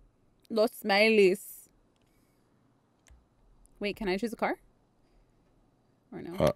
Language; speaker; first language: English; native; English